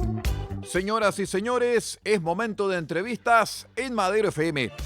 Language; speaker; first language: Spanish; native; Spanish